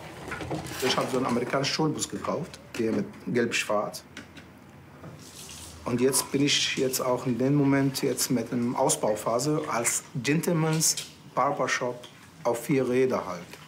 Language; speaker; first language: German; non-native, fluent; Arabic